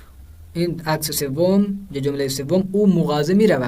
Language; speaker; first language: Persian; non-native, fluent; Urdu